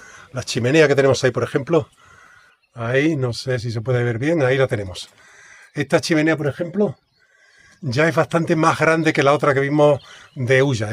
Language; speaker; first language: Spanish; native; Spanish